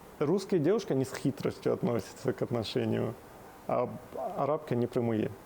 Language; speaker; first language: Russian; non-native, fluent; Arabic